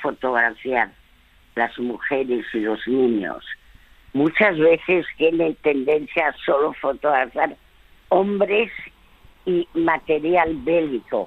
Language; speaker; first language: Spanish; early bilingual, other home language; French